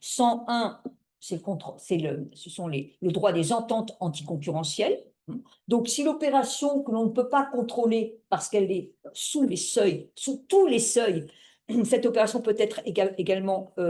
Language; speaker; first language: French; native; French